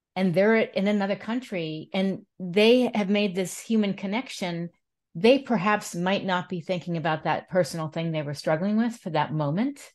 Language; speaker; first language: English; native; English